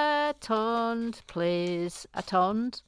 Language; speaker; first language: English; native; English